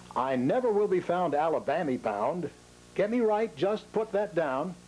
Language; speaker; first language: English; native; English